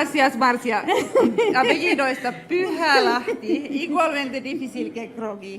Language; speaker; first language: Spanish; non-native, fluent; Finnish